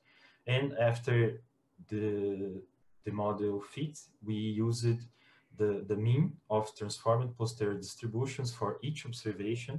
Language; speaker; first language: English; non-native, fluent; Portuguese